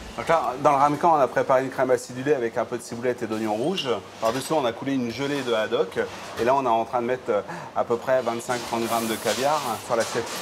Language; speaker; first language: French; native; French